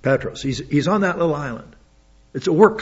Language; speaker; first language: English; native; English